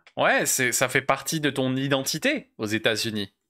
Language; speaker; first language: French; native; French